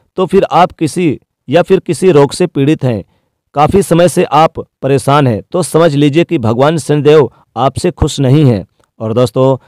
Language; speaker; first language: Hindi; native; Hindi